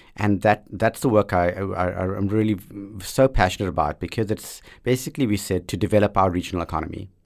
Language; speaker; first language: English; native; English